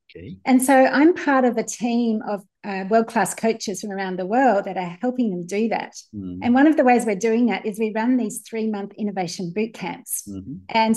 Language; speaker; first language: English; native; English